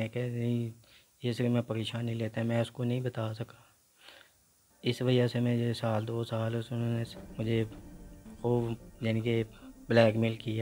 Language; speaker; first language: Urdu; non-native, local second language; Punjabi